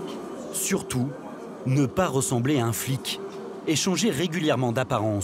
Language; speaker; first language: French; native; French